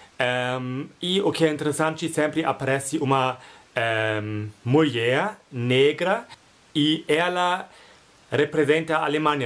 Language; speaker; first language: Portuguese; non-native, fluent; German